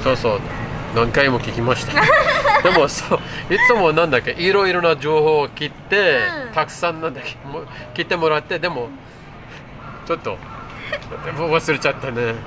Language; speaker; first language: Japanese; non-native, learner; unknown